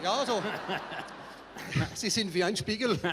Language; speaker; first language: German; non-native, fluent; French